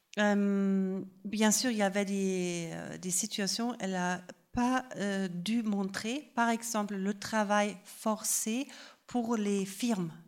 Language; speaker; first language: French; non-native, fluent; German